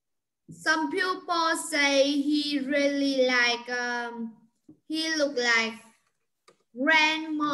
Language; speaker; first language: English; non-native, learner; Vietnamese